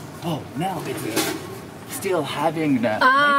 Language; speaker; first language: English; non-native, learner; Japanese